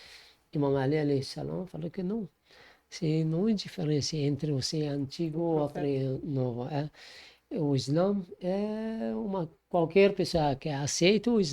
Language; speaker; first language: Portuguese; non-native, learner; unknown